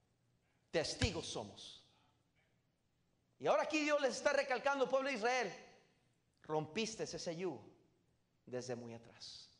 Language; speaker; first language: Spanish; native; Spanish